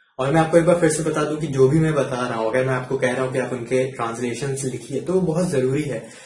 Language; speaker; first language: Hindi; native; Hindi